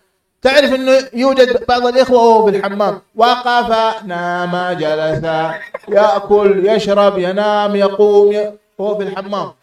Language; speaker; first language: Arabic; non-native, fluent; Indonesian